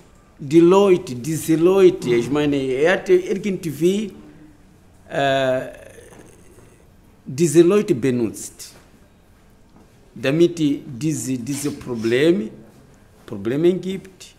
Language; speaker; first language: German; non-native, learner; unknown